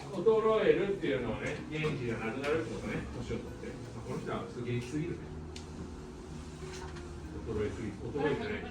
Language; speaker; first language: Japanese; native; Japanese